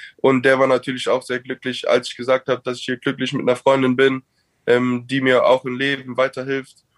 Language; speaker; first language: German; native; German